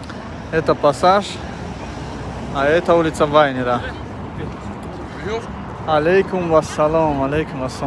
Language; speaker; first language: Russian; non-native, fluent; Tajik